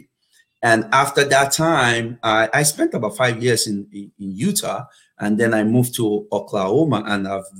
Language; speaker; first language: English; non-native, local second language; Yoruba